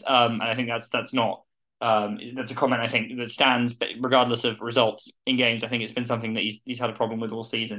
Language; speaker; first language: English; native; English